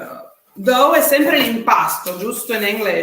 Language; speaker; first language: Italian; native; Italian